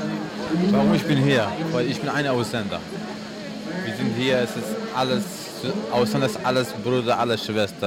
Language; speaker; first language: German; non-native, learner; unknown